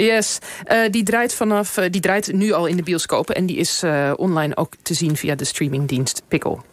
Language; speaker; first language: Dutch; native; Dutch